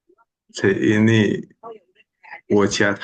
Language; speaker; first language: Chinese; non-native, learner; Indonesian